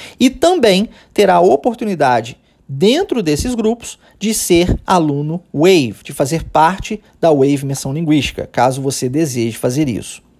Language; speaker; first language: Portuguese; early bilingual, heritage; Portuguese